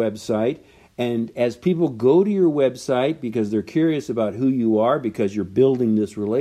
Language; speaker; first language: English; native; English